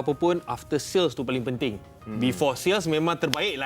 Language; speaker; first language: Malay; native; Malay